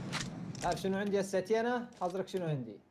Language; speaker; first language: Arabic; native; Arabic